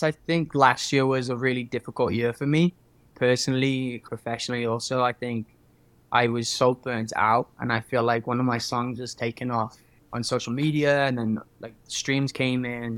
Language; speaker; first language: English; native; English